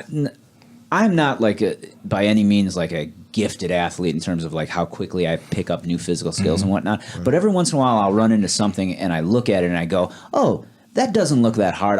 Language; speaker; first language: English; native; English